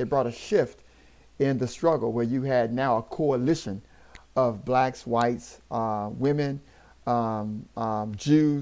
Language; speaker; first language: English; native; English